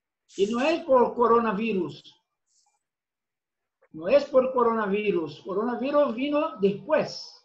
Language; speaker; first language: Spanish; non-native, fluent; Portuguese